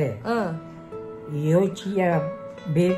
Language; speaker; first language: Portuguese; non-native, local second language; Japanese